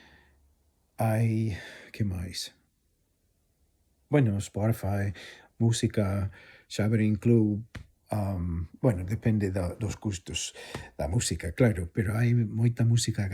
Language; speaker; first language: Galician; non-native, fluent; English